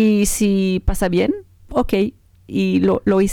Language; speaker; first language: Spanish; non-native, learner; French